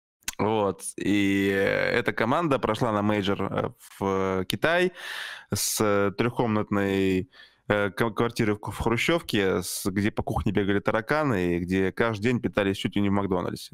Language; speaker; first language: Russian; native; Russian